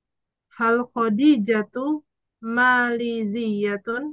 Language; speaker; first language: Arabic; non-native, learner; Indonesian